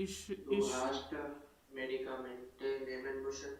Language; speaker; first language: German; non-native, learner; Hindi